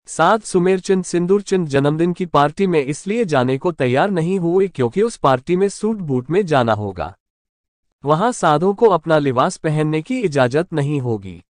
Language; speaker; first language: Hindi; native; Hindi